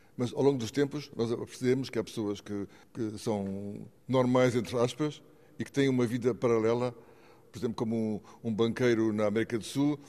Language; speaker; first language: Portuguese; native; Portuguese